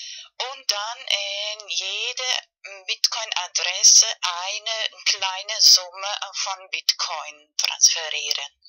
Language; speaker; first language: German; non-native, fluent; Spanish